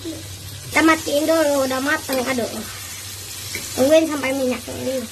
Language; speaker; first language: Indonesian; native; Indonesian